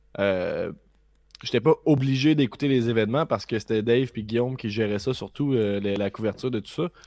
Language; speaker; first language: French; native; French